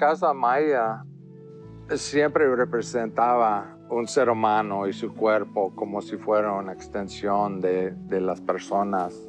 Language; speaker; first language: Spanish; non-native, fluent; English